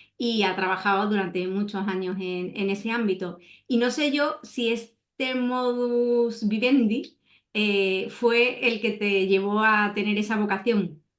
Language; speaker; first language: Spanish; native; Spanish